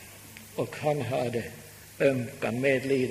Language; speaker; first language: Swedish; non-native, local second language; Finnish